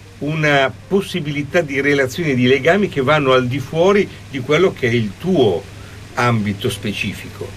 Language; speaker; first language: Italian; native; Italian